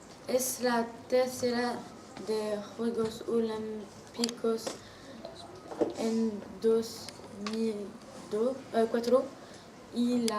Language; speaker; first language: Spanish; non-native, learner; French